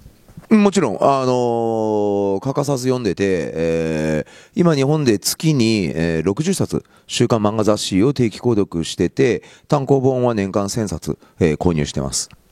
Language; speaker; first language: Japanese; native; Japanese